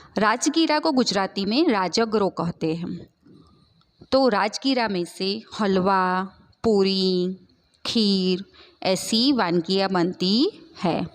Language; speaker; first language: Hindi; non-native, local second language; Gujarati